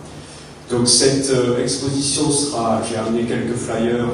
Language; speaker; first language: French; native; French